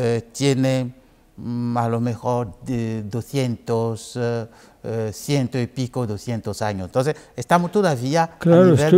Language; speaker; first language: Spanish; non-native, fluent; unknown